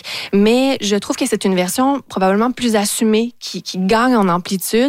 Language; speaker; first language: French; native; French